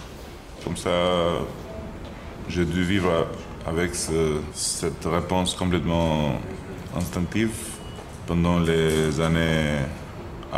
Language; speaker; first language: French; non-native, fluent; Albanian